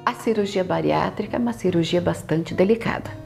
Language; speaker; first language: Portuguese; native; Portuguese